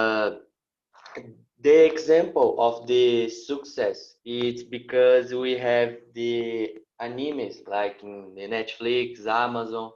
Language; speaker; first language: English; non-native, learner; Portuguese